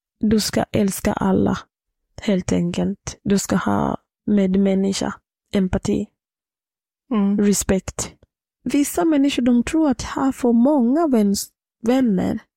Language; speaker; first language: Swedish; non-native, fluent; Swahili